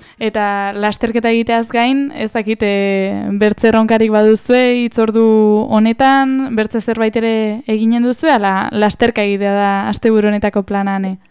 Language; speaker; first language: Basque; native; Basque